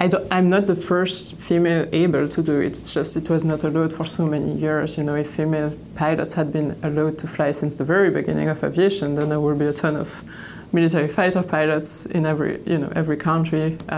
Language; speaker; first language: English; non-native, fluent; French